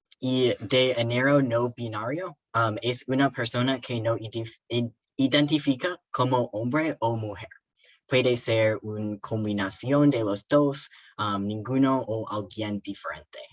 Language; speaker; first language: Spanish; non-native, learner; English